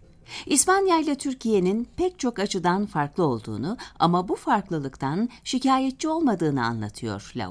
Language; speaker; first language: Turkish; native; Turkish